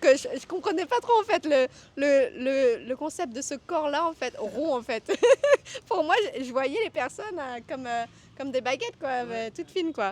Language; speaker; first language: French; early bilingual, other home language; Vietnamese